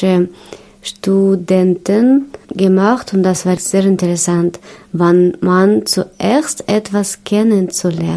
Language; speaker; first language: German; non-native, learner; Russian